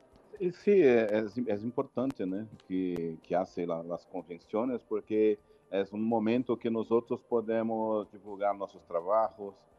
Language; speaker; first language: Spanish; non-native, learner; Portuguese